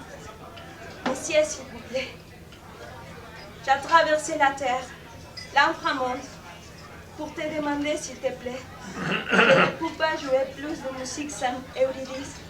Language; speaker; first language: French; non-native, fluent; Spanish